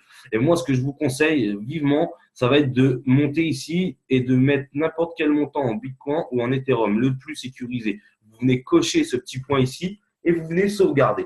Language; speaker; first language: French; native; French